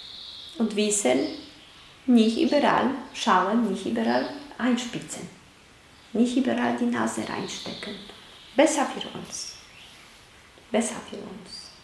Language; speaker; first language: German; non-native, fluent; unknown